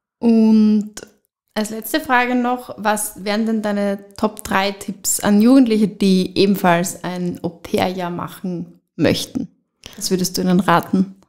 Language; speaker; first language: German; native; German